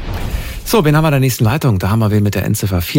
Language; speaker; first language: German; native; German